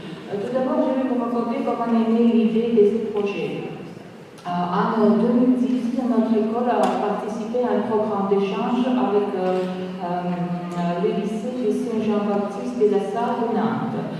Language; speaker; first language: French; non-native, fluent; Georgian